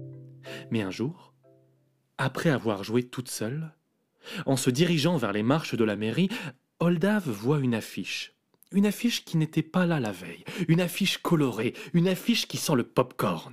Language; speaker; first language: French; native; French